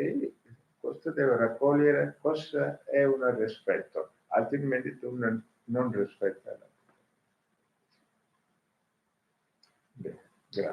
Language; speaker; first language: Italian; non-native, learner; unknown